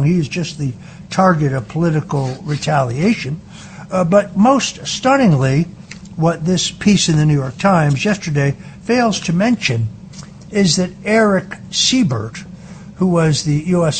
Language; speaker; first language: English; native; English